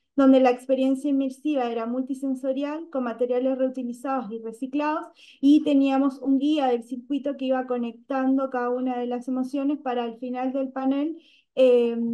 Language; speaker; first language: Spanish; native; Spanish